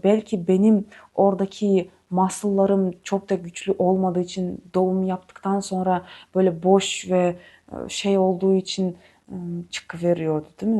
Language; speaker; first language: Turkish; non-native, fluent; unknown